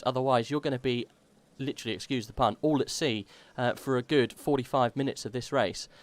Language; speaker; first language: English; native; English